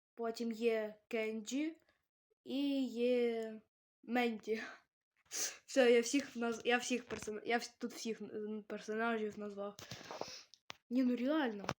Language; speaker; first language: Ukrainian; native; Ukrainian